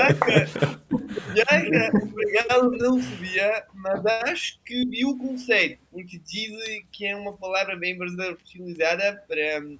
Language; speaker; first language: Portuguese; non-native, fluent; Italian